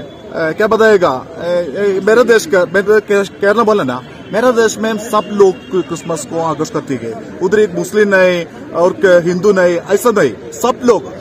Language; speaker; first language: Hindi; non-native, local second language; Malayalam